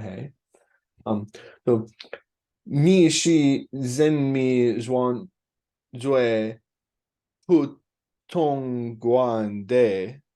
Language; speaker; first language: Chinese; non-native, learner; English